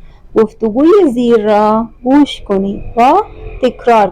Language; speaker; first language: Persian; non-native, fluent; Urdu